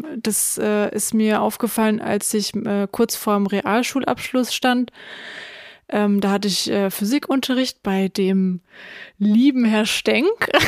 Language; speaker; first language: German; early bilingual, other home language; Russian